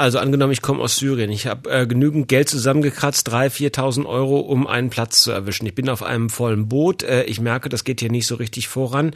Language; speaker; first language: German; native; German